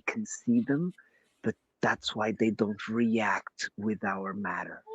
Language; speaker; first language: English; non-native, fluent; Portuguese